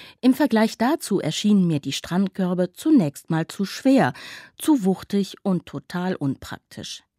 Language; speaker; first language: German; native; German